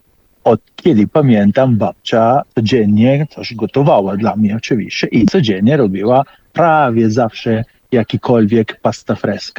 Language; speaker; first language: Polish; non-native, fluent; Italian